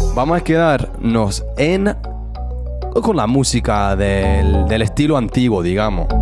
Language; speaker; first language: Spanish; non-native, fluent; English